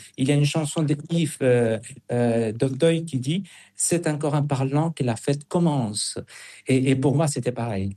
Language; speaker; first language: French; non-native, fluent; Spanish